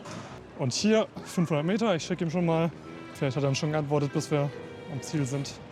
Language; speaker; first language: German; native; German